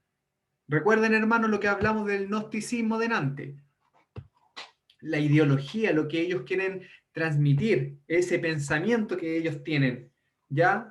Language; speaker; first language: Spanish; native; Spanish